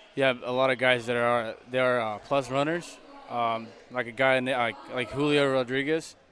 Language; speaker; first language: English; non-native, fluent; Spanish